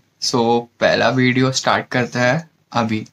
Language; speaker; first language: Hindi; native; Hindi